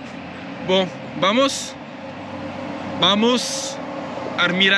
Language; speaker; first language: Spanish; non-native, learner; French